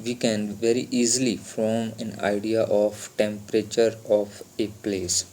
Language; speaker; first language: English; non-native, local second language; Punjabi